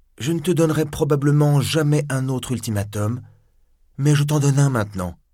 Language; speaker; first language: French; native; French